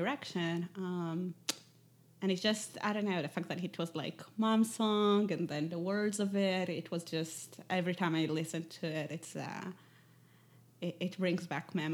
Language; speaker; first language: English; non-native, fluent; Hebrew